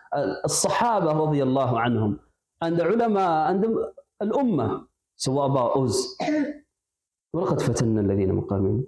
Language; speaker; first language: Arabic; non-native, fluent; Bangla